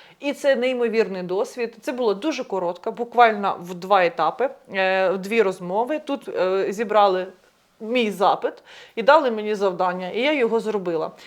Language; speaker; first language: Ukrainian; native; Ukrainian